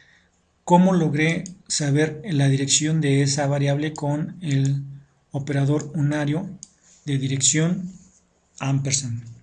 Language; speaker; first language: Spanish; native; Spanish